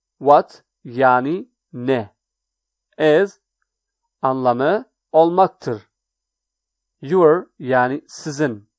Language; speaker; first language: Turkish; non-native, learner; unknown